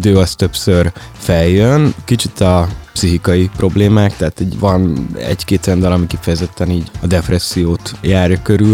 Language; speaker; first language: Hungarian; native; Hungarian